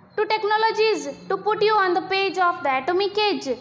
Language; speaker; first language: English; non-native, local second language; Kannada